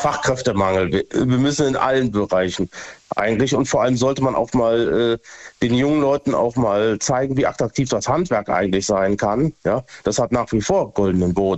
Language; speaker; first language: German; native; German